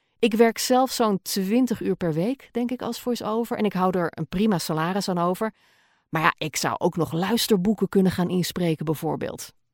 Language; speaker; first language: Dutch; native; Dutch